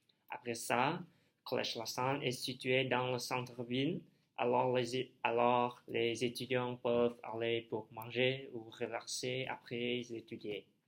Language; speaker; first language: French; non-native, learner; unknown